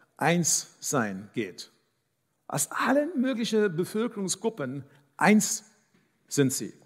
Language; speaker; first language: German; non-native, fluent; English